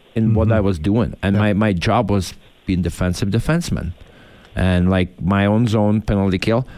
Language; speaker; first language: English; non-native, fluent; Czech